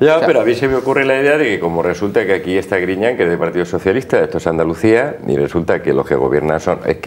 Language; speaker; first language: Spanish; native; Spanish